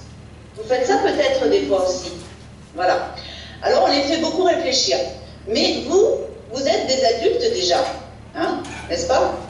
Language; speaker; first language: French; native; French